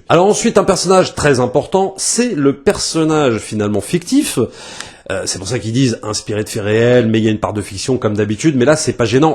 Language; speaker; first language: French; native; French